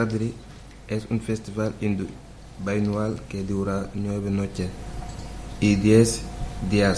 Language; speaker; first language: Spanish; non-native, learner; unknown